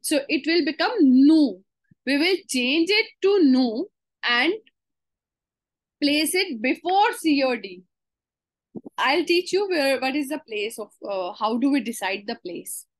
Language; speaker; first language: English; non-native, local second language; Hindi